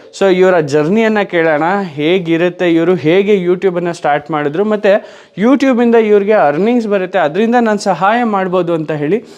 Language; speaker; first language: Kannada; native; Kannada